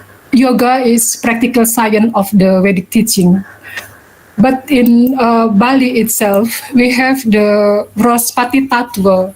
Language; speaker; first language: English; non-native, learner; Balinese